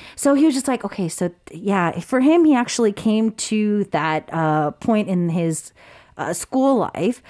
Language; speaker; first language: English; early bilingual, other home language; Korean